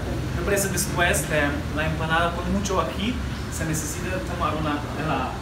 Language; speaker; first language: Spanish; non-native, fluent; Ukrainian